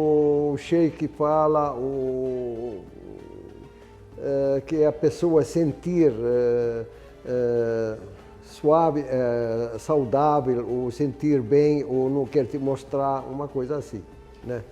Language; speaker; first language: Portuguese; non-native, fluent; Arabic